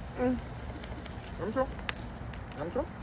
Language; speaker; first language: Korean; native; Korean